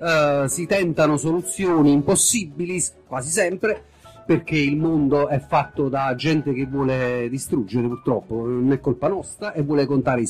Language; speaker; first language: Italian; native; Italian